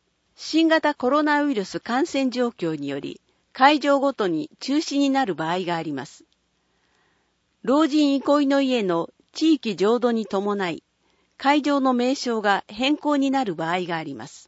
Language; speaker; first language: Japanese; native; Japanese